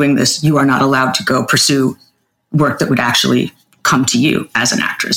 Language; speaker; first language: English; native; English